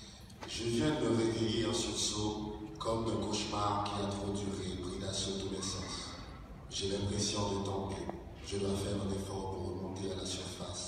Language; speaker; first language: French; non-native, local second language; Haitian Creole